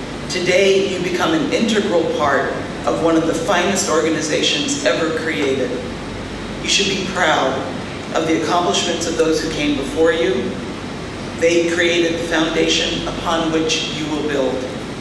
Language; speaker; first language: English; native; English